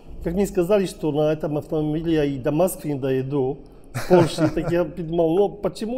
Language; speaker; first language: Russian; non-native, learner; Polish